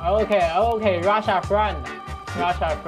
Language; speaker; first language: English; non-native, learner; Russian